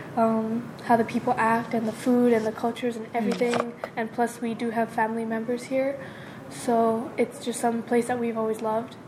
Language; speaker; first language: English; early bilingual, other home language; Japanese